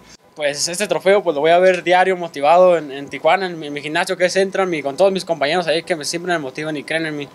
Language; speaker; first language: Spanish; native; Spanish